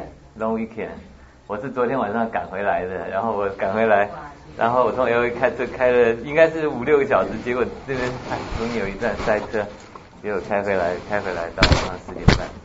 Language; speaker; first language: Chinese; native; Chinese